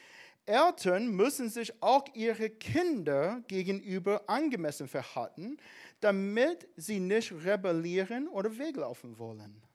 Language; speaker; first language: German; non-native, fluent; English